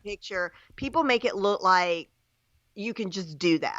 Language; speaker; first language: English; native; English